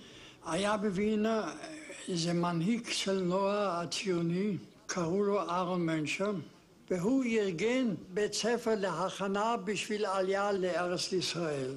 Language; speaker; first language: Hebrew; non-native, fluent; German